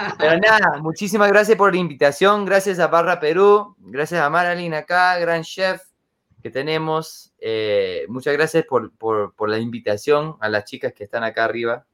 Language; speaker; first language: Spanish; non-native, fluent; English